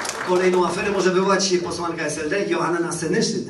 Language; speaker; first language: Polish; native; Polish